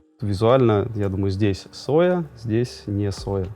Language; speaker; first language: Russian; native; Russian